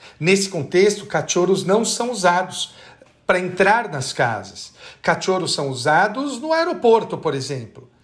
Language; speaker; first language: Portuguese; native; Portuguese